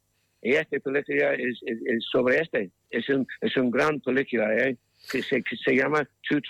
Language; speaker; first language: Spanish; non-native, learner; English